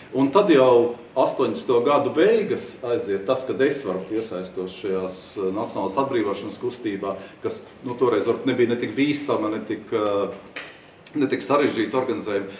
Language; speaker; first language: Latvian; non-native, local second language; Russian